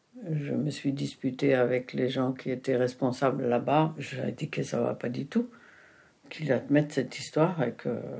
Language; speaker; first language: French; non-native, fluent; German